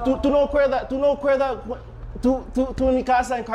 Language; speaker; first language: Spanish; non-native, learner; English